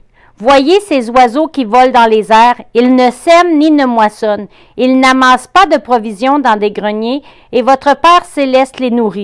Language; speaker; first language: French; native; French